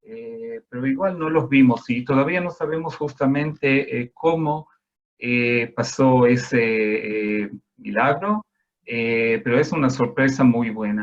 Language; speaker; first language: Spanish; non-native, fluent; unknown